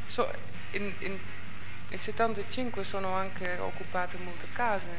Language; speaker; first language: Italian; non-native, learner; Dutch